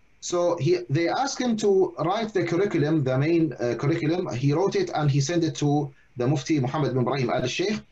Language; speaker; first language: English; non-native, fluent; Arabic